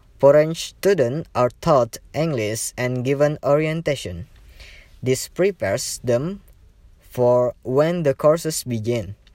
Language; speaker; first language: English; non-native, learner; Indonesian